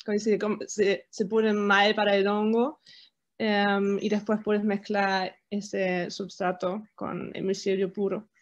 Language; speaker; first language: Spanish; non-native, fluent; German